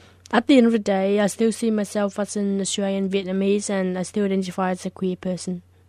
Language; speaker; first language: English; early bilingual, other home language; Vietnamese